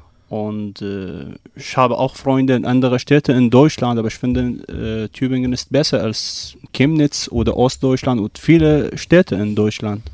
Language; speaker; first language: German; non-native, learner; Arabic